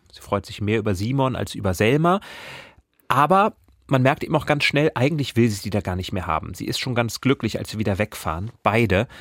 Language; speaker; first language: German; native; German